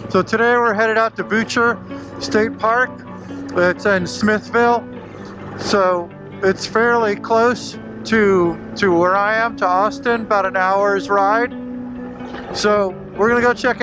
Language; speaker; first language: English; native; English